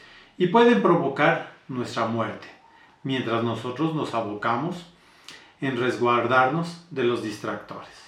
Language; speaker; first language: Spanish; native; Spanish